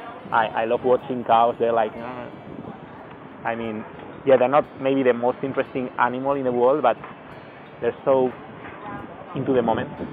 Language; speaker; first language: English; non-native, fluent; Spanish